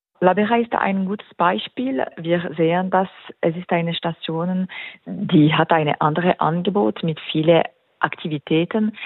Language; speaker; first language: German; non-native, local second language; French